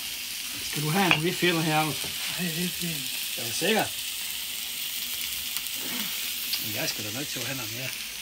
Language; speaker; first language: Danish; native; Danish